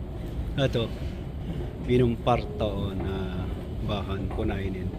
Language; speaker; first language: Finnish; non-native, learner; Filipino